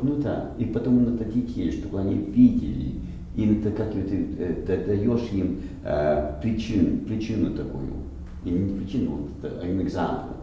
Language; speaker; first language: Russian; early bilingual, other home language; English